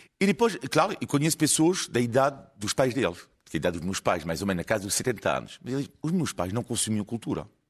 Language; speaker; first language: Portuguese; non-native, fluent; French